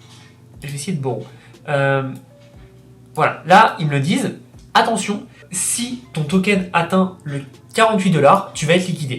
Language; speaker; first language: French; native; French